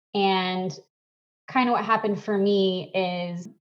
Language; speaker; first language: English; native; English